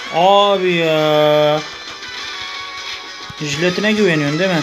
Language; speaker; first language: Turkish; native; Turkish